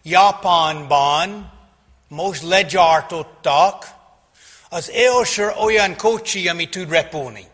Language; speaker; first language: Hungarian; non-native, fluent; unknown